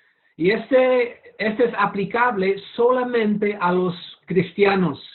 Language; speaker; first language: Spanish; non-native, fluent; English